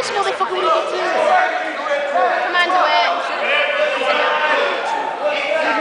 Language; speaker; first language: English; native; English